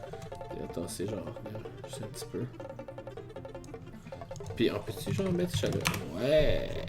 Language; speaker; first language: French; native; French